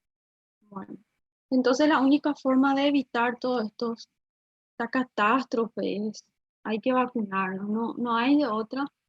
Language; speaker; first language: Spanish; native; Spanish